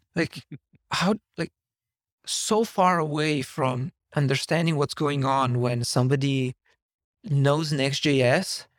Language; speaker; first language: English; non-native, fluent; Slovenian